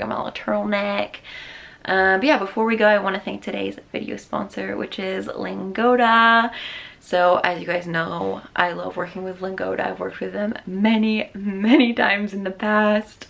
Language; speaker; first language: English; native; English